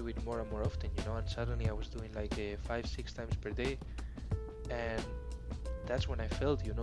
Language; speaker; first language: English; non-native, fluent; Spanish